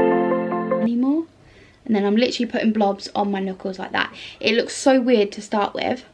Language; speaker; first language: English; native; English